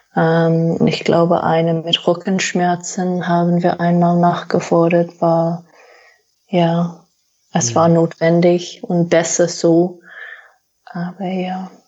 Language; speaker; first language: German; non-native, fluent; English